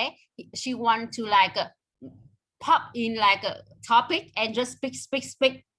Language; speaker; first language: English; non-native, learner; Vietnamese